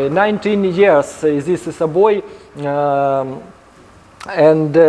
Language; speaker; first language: English; non-native, learner; Ukrainian